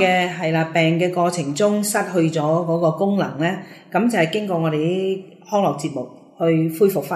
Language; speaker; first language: Cantonese; native; Cantonese